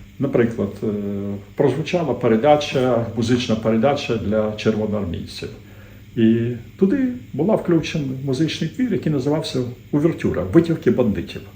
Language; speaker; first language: Ukrainian; native; Ukrainian